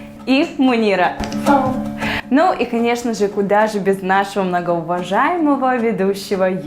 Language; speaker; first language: Russian; native; Russian